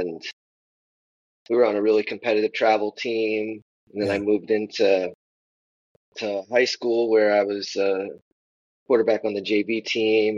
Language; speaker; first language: English; native; English